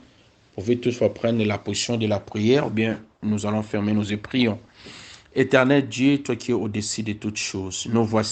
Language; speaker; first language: French; non-native, local second language; Lingala